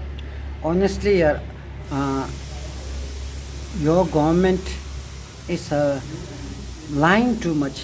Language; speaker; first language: English; non-native, learner; Tibetan